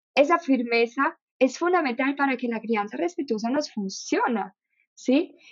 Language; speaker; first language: Spanish; non-native, fluent; German